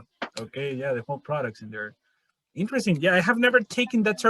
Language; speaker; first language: English; non-native, fluent; Spanish